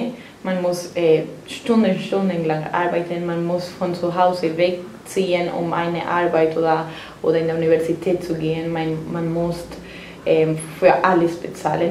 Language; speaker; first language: German; non-native, fluent; Spanish